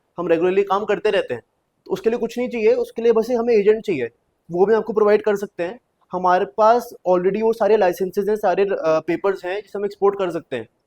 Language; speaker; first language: Hindi; native; Hindi